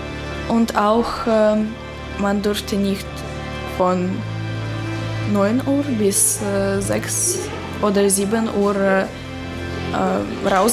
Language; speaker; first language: German; non-native, learner; Ukrainian